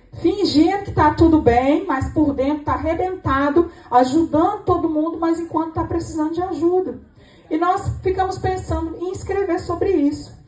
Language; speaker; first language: Portuguese; native; Portuguese